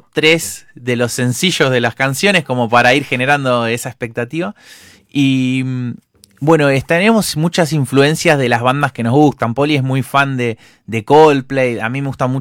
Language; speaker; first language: Spanish; native; Spanish